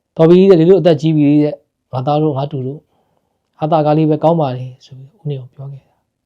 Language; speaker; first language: Burmese; native; Burmese